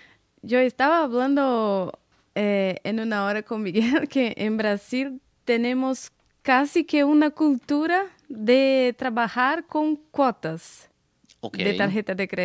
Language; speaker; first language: Spanish; non-native, fluent; Portuguese